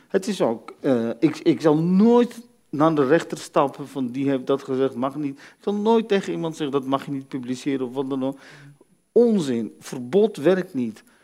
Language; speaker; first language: Dutch; early bilingual, other home language; Arabic